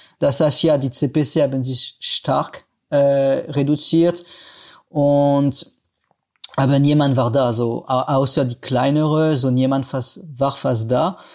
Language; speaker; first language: German; non-native, fluent; French